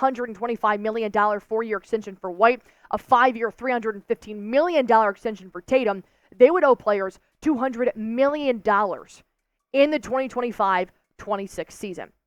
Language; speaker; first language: English; native; English